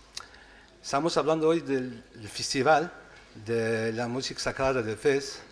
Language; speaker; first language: Spanish; non-native, fluent; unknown